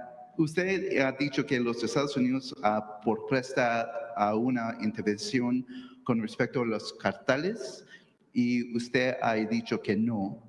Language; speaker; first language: Spanish; early bilingual, heritage; Spanish